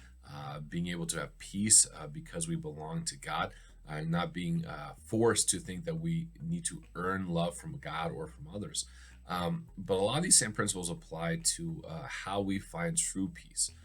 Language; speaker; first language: English; native; English